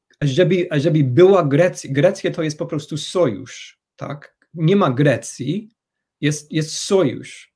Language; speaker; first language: Polish; non-native, fluent; English